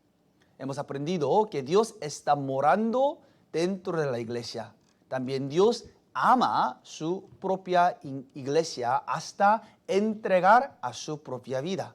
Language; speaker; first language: Spanish; non-native, fluent; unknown